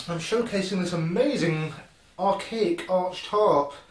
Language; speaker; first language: English; native; English